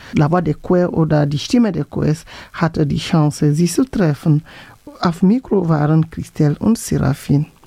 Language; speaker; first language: German; non-native, fluent; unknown